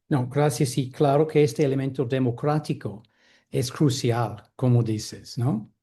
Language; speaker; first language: Spanish; non-native, fluent; English